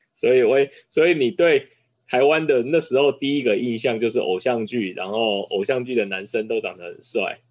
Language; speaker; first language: Chinese; native; Chinese